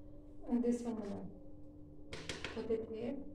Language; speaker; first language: English; non-native, local second language; Filipino